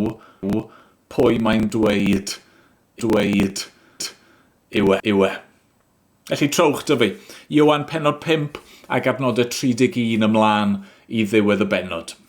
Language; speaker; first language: Welsh; native; Welsh